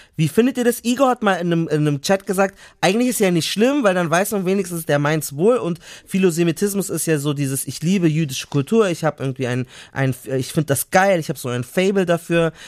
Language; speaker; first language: German; native; German